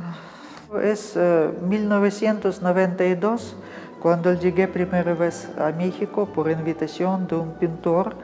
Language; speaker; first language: Spanish; non-native, fluent; Russian